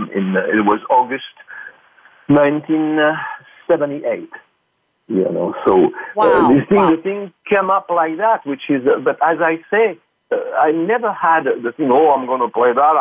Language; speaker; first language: English; non-native, fluent; French